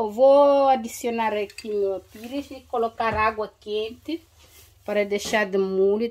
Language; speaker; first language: Portuguese; non-native, local second language; Upper Guinea Crioulo